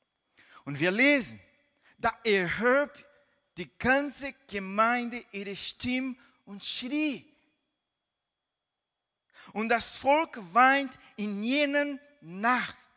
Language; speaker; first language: German; non-native, fluent; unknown